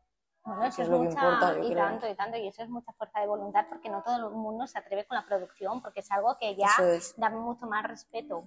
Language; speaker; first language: Spanish; native; Spanish